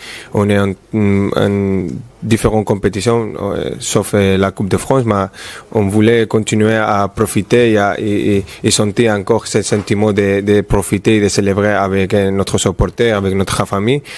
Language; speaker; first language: French; non-native, fluent; Spanish